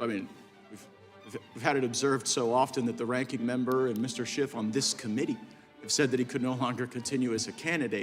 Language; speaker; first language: English; native; English